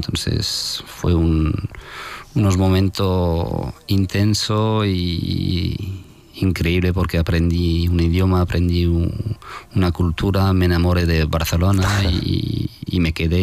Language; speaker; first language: Spanish; non-native, fluent; French